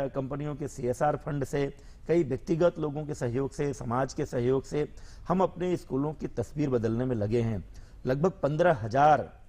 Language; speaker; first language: Hindi; native; Hindi